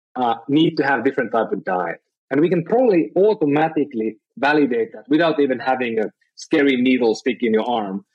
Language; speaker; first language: English; non-native, fluent; Finnish